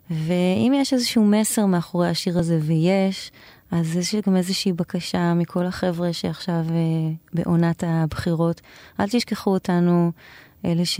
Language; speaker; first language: Hebrew; native; Hebrew